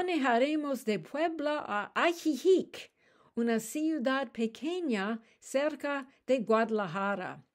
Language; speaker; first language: Spanish; non-native, learner; English